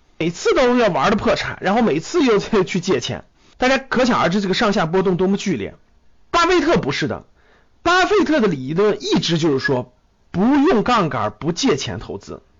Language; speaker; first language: Chinese; native; Chinese